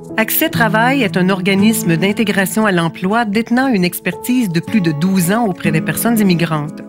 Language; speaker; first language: French; native; French